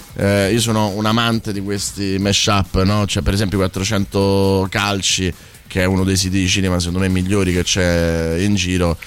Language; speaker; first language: Italian; native; Italian